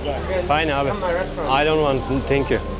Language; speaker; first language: English; non-native, learner; Turkish